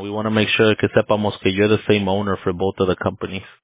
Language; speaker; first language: English; early bilingual, other home language; Spanish